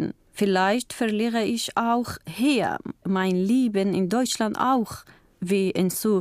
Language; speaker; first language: German; non-native, learner; Kurdish